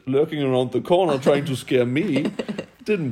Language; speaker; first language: English; non-native, fluent; German